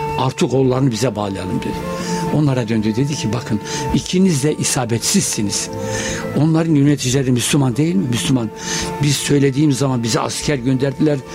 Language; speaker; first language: Turkish; native; Turkish